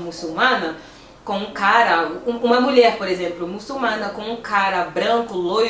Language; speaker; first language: Portuguese; non-native, fluent; French